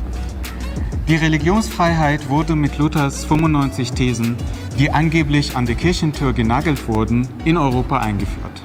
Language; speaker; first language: German; non-native, fluent; Arabic